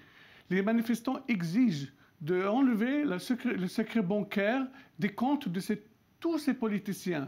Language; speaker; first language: French; non-native, local second language; Arabic